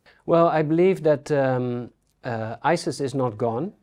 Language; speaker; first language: English; non-native, fluent; Dutch